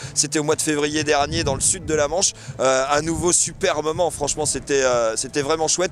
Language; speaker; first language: French; native; French